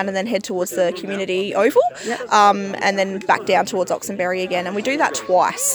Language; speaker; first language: English; native; English